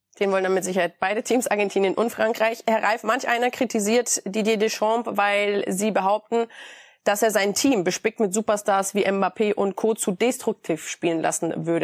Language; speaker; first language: German; native; German